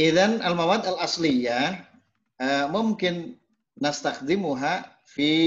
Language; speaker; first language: Arabic; non-native, fluent; Indonesian